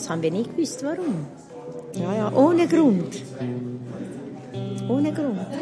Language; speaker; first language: German; non-native, learner; Hungarian